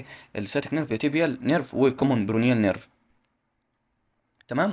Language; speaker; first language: Arabic; native; Arabic